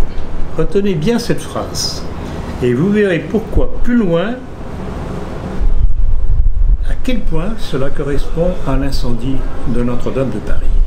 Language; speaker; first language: French; native; French